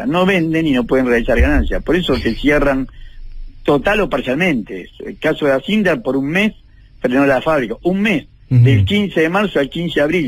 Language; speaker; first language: Spanish; native; Spanish